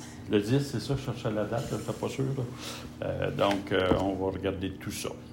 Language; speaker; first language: French; native; French